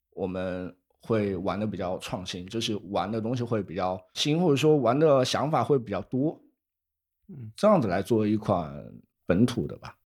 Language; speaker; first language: Chinese; native; Chinese